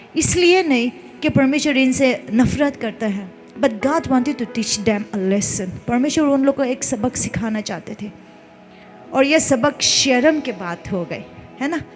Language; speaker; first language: Hindi; non-native, local second language; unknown